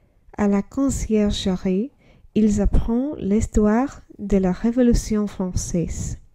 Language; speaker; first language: French; non-native, learner; English